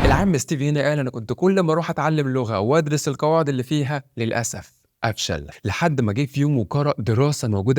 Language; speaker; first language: Arabic; native; Arabic